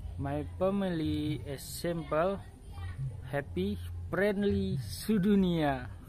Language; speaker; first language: English; non-native, learner; Indonesian